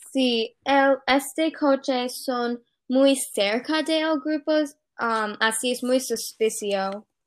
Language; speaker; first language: Spanish; non-native, learner; English